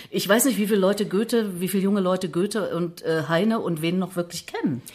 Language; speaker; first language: German; native; German